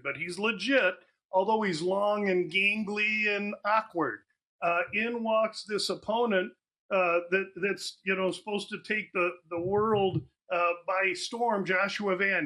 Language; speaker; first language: English; native; English